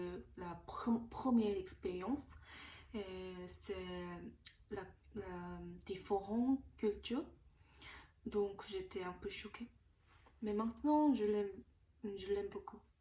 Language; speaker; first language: French; non-native, learner; Korean